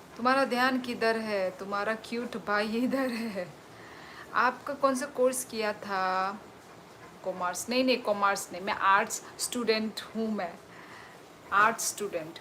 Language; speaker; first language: Hindi; non-native, local second language; Kok Borok